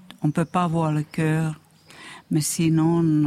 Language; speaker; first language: French; non-native, fluent; Finnish